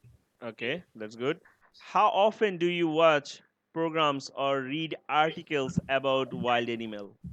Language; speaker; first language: English; non-native, learner; Bangla